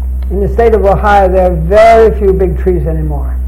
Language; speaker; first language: English; early bilingual, other home language; Chinese